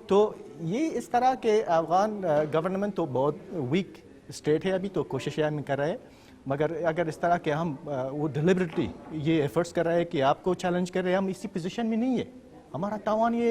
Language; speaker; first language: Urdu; non-native, fluent; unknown